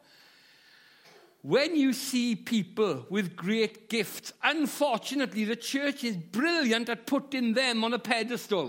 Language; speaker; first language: English; native; English